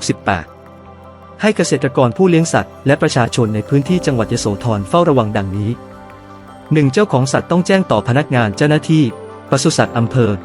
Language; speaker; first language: Thai; native; Thai